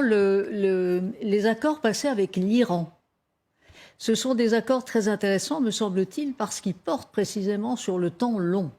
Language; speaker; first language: French; native; French